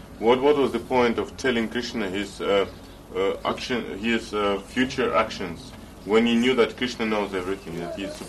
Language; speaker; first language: English; non-native, fluent; Russian